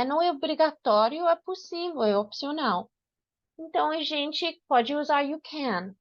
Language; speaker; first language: Portuguese; non-native, fluent; English